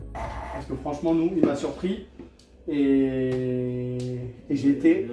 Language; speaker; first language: French; native; French